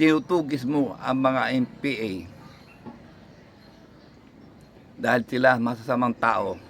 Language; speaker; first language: Filipino; native; Filipino